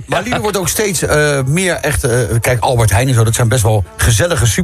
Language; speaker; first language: Dutch; native; Dutch